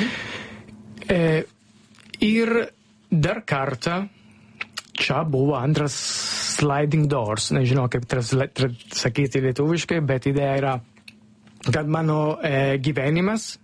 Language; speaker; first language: Lithuanian; non-native, learner; Italian